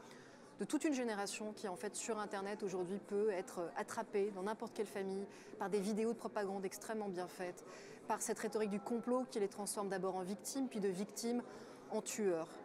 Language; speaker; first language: French; native; French